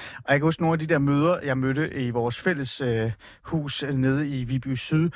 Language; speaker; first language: Danish; early bilingual, other home language; Persian